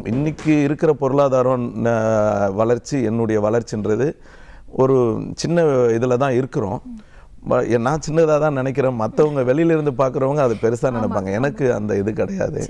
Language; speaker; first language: Tamil; native; Tamil